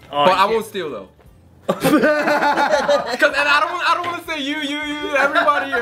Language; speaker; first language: English; early bilingual, other home language; Korean